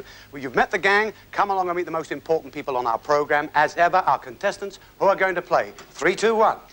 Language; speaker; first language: English; native; English